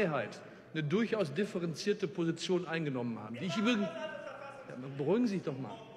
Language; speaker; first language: German; native; German